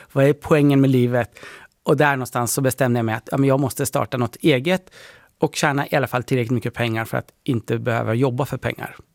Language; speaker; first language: Swedish; early bilingual, other home language; Persian